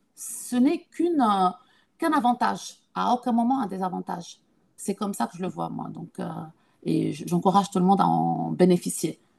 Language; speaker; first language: French; non-native, local second language; Arabic